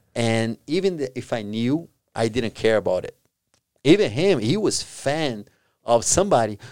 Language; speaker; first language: English; non-native, fluent; Portuguese